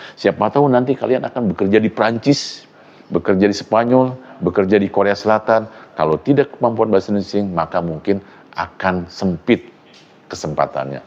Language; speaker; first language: Indonesian; non-native, local second language; Sundanese